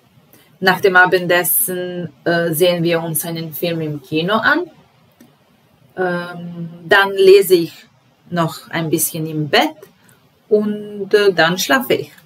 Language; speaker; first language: German; non-native, fluent; Serbian